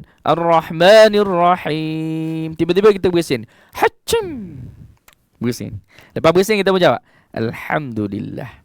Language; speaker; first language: Malay; native; Malay